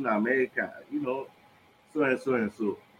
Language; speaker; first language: English; non-native, local second language; Krio